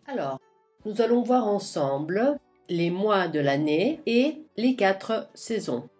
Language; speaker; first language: French; non-native, fluent; Italian